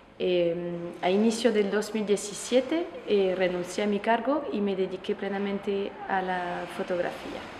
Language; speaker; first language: Spanish; non-native, fluent; French